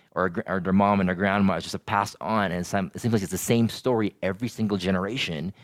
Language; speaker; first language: English; non-native, local second language; Filipino